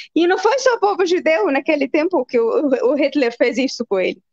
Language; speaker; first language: Portuguese; non-native, fluent; Arabic